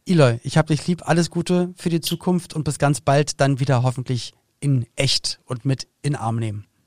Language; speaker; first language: German; native; German